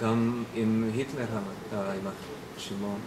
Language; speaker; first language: Hebrew; non-native, learner; English